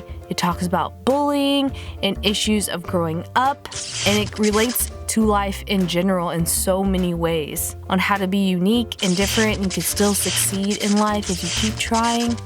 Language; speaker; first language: English; native; English